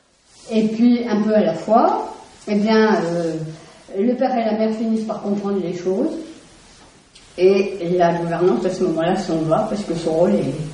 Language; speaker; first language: French; native; French